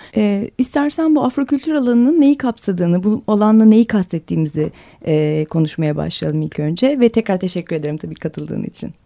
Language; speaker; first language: Turkish; native; Turkish